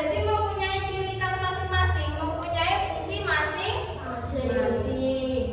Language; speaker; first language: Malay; non-native, local second language; Javanese